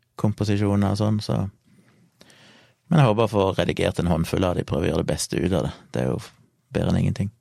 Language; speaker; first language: Norwegian; native; Norwegian